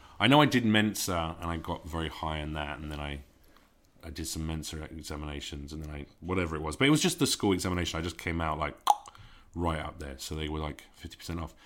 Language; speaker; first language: English; native; English